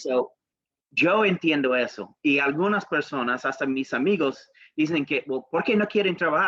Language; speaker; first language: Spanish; non-native, learner; English